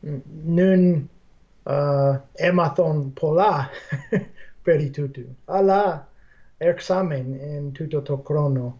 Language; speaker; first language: Greek; non-native, fluent; English